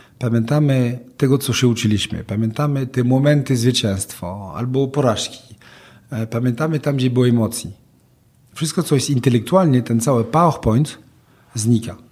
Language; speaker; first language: Polish; non-native, fluent; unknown